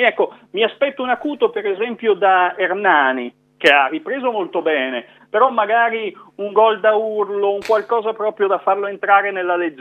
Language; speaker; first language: Italian; native; Italian